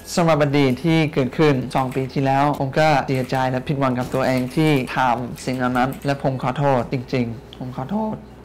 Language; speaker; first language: Thai; non-native, fluent; English